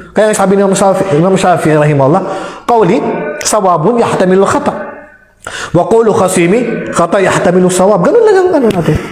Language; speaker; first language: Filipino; non-native, local second language; Maranao